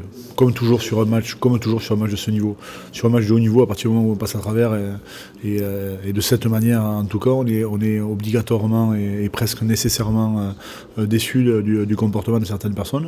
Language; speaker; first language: French; native; French